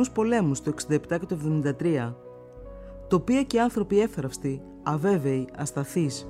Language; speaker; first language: Greek; native; Greek